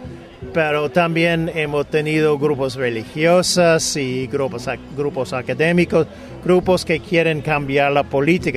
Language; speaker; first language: Spanish; non-native, fluent; English